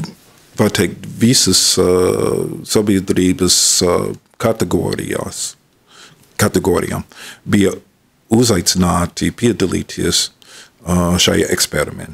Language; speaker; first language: Latvian; non-native, fluent; English